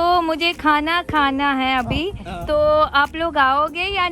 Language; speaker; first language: Hindi; non-native, local second language; Malayalam